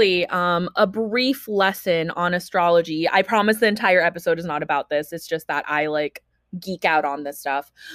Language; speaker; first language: English; early bilingual, other home language; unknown